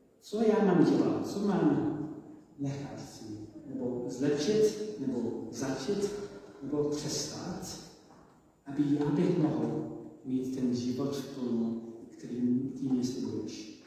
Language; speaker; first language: Czech; non-native, learner; English